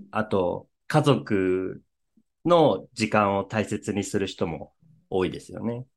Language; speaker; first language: Japanese; native; Japanese